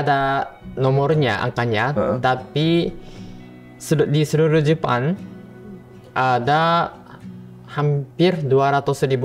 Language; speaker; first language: Indonesian; non-native, fluent; Japanese